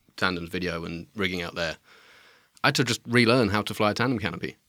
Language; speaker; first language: English; native; English